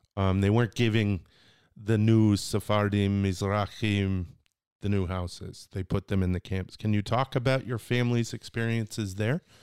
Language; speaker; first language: English; native; English